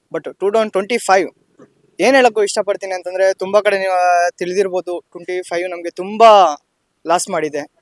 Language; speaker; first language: Kannada; native; Kannada